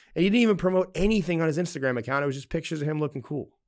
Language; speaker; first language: English; native; English